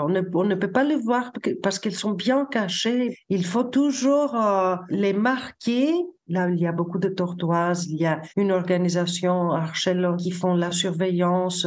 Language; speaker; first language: French; non-native, fluent; Greek